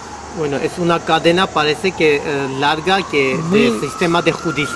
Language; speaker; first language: Spanish; non-native, learner; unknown